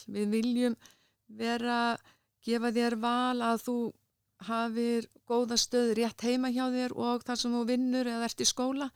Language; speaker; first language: Icelandic; native; Icelandic